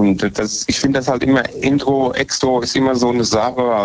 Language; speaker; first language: German; native; German